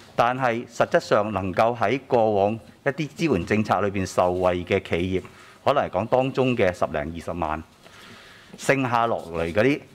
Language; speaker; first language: Cantonese; native; Cantonese